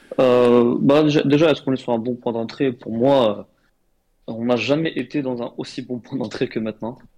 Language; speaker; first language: French; non-native, local second language; Arabic